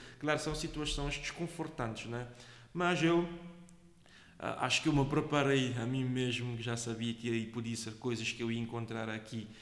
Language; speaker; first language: Portuguese; non-native, local second language; Kabuverdianu